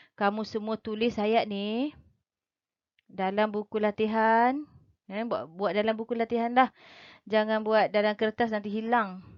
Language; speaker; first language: Malay; native; Malay